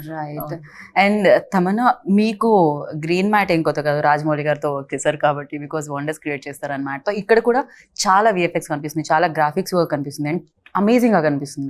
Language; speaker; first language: Telugu; native; Telugu